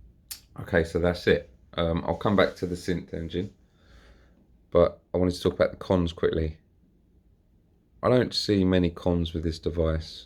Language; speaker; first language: English; native; English